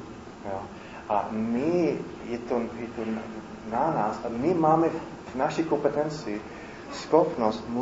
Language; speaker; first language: Czech; non-native, fluent; English